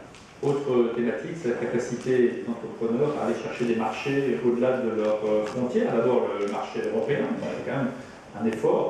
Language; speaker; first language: French; native; French